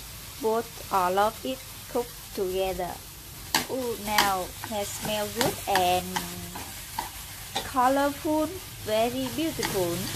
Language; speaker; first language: English; non-native, learner; Vietnamese